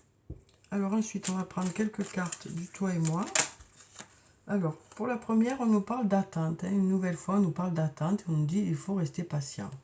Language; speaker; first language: French; native; French